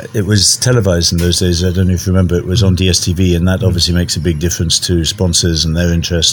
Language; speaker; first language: English; native; English